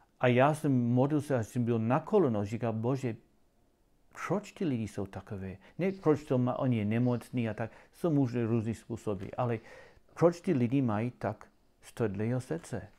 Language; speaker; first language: Czech; non-native, learner; English